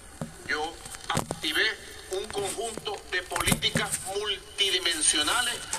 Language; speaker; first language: Spanish; native; Spanish